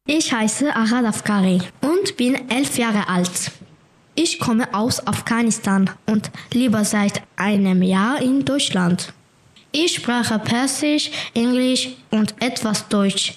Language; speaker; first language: German; non-native, learner; Persian